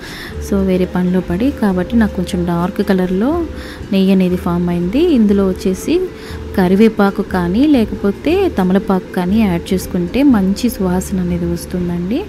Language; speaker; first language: Telugu; native; Telugu